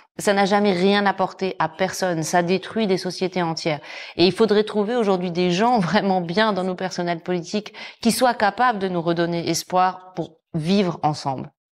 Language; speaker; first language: French; native; French